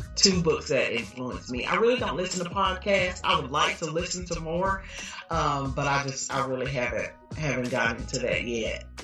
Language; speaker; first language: English; native; English